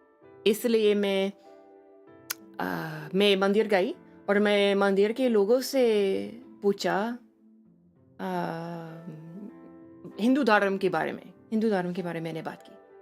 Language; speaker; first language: Hindi; non-native, learner; English